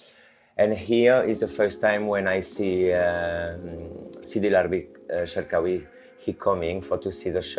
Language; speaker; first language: English; non-native, learner; French